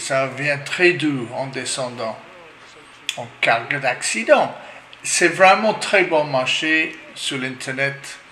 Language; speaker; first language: French; non-native, learner; English